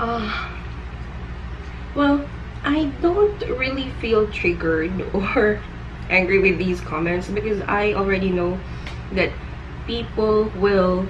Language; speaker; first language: English; non-native, local second language; Filipino